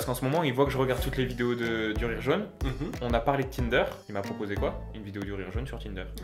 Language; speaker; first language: French; native; French